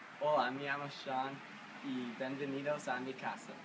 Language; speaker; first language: Spanish; non-native, learner; English